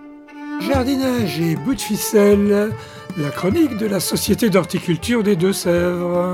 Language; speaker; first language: French; native; French